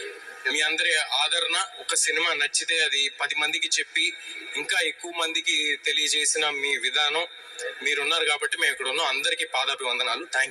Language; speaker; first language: Telugu; native; Telugu